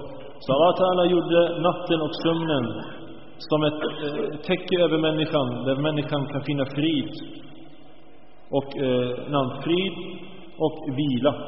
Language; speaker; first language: Swedish; early bilingual, other home language; Arabic